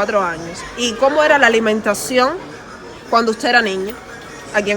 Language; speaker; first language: Spanish; native; Spanish